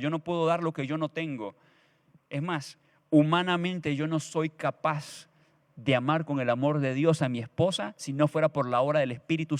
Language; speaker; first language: Spanish; native; Spanish